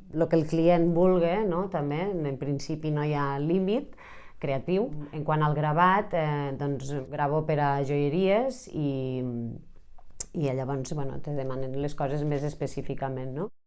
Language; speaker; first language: Catalan; native; Catalan